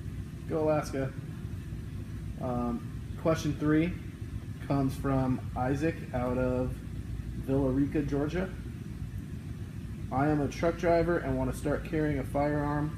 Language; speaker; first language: English; native; English